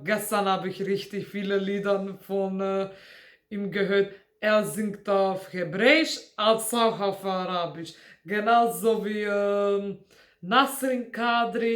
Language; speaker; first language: German; non-native, fluent; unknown